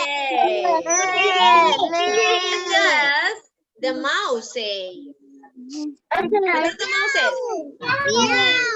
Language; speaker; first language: English; non-native, fluent; Spanish